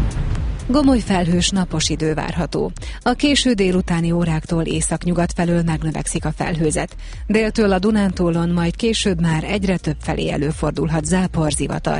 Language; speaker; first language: Hungarian; native; Hungarian